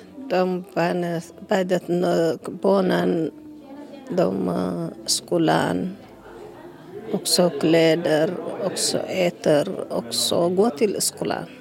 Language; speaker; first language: Swedish; non-native, learner; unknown